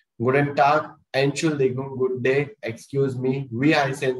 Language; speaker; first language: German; non-native, learner; Hindi